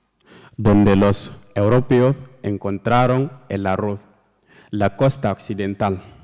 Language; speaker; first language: Spanish; non-native, learner; Fula